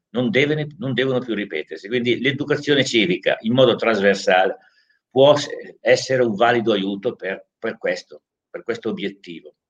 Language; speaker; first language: Italian; native; Italian